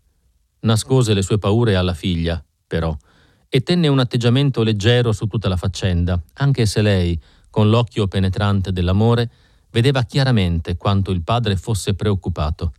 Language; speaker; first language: Italian; native; Italian